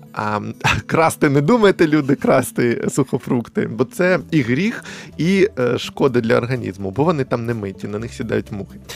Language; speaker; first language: Ukrainian; native; Ukrainian